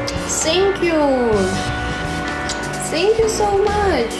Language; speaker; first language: English; non-native, learner; Russian